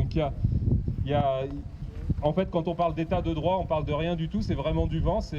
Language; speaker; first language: French; native; French